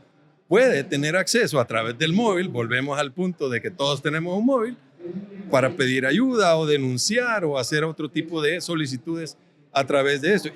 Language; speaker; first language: Spanish; native; Spanish